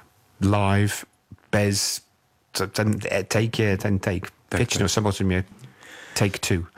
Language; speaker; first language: Czech; non-native, learner; English